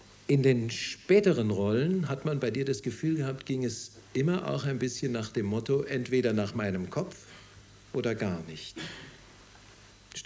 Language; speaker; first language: German; native; German